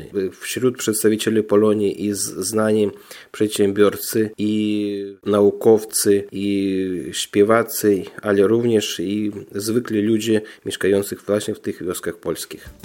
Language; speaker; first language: Polish; non-native, fluent; Russian